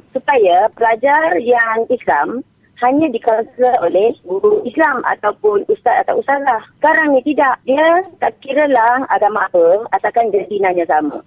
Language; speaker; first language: Malay; non-native, local second language; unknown